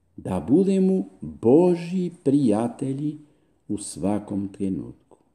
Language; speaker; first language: Croatian; non-native, fluent; Spanish